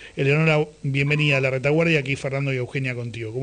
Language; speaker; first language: Spanish; native; Spanish